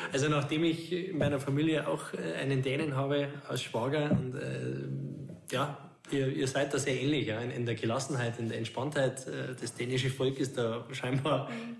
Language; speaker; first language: German; native; German